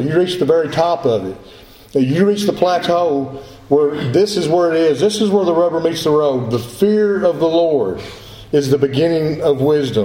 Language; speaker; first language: English; native; English